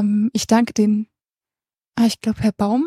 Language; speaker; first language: German; native; German